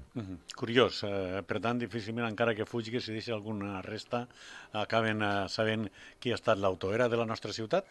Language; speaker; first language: Catalan; native; Catalan